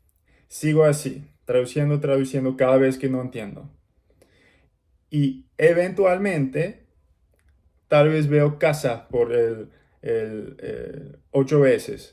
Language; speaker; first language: Spanish; non-native, learner; English